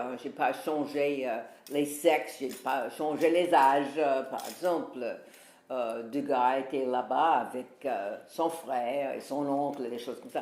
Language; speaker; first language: French; non-native, fluent; English